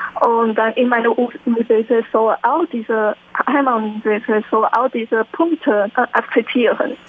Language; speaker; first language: German; non-native, learner; Chinese